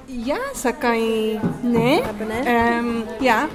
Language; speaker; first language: Slovenian; non-native, learner; Spanish